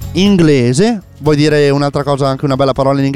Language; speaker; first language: Italian; native; Italian